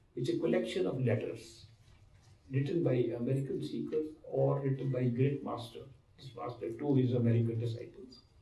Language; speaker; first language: English; non-native, local second language; Hindi